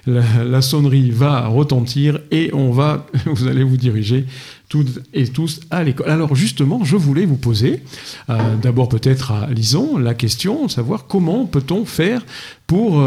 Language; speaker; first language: French; native; French